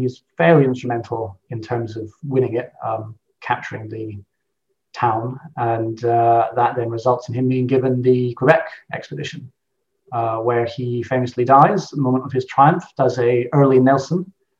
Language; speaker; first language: English; native; English